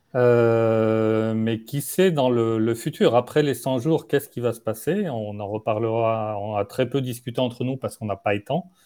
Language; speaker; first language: French; native; French